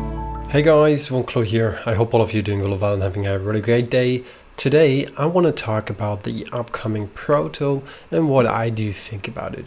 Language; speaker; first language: English; non-native, fluent; German